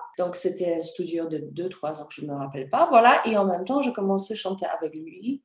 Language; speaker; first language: French; non-native, fluent; Polish